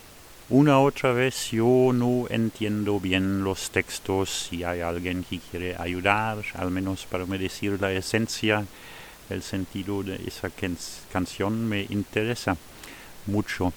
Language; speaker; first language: Spanish; non-native, fluent; Luxembourgish